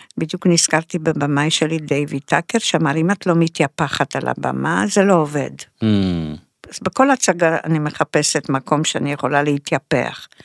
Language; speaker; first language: Hebrew; non-native, fluent; Spanish